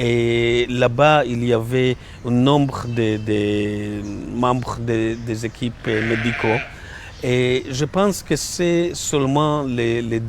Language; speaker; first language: French; non-native, learner; Hebrew